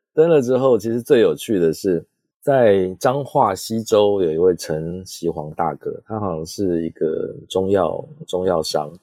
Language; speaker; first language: Chinese; native; Chinese